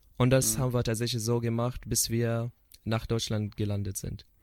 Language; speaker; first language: German; non-native, fluent; Arabic